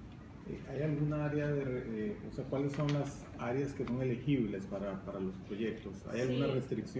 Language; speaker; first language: Spanish; native; Spanish